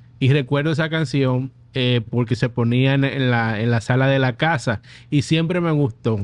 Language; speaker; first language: Spanish; native; Spanish